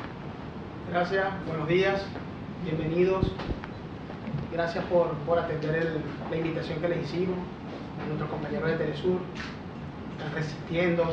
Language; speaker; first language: Spanish; native; Spanish